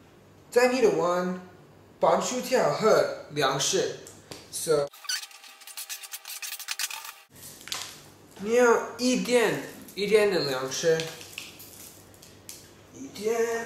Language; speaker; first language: Chinese; non-native, learner; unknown